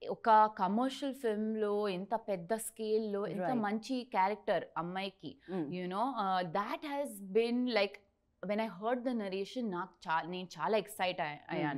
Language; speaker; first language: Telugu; non-native, learner; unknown